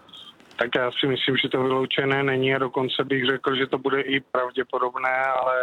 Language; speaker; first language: Czech; native; Czech